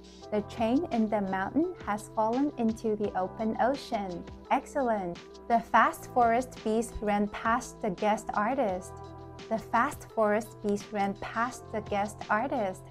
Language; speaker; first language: English; non-native, fluent; Chinese